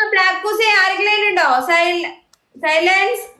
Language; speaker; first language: Malayalam; native; Malayalam